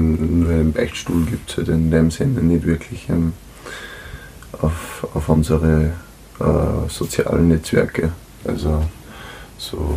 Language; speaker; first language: German; native; German